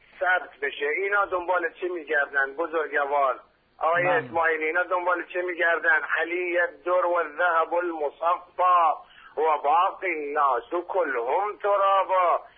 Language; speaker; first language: Persian; native; Persian